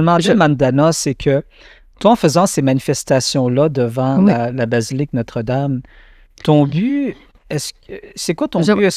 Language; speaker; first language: French; native; French